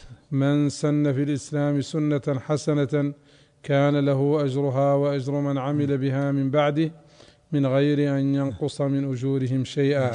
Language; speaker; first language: Arabic; native; Arabic